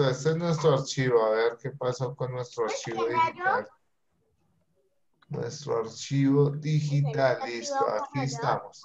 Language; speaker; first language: Spanish; native; Spanish